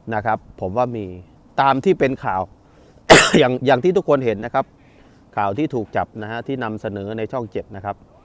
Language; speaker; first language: Thai; native; Thai